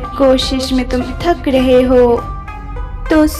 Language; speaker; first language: Urdu; native; Urdu